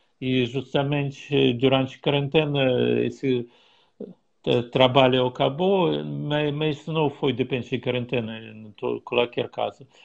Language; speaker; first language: Portuguese; non-native, learner; Russian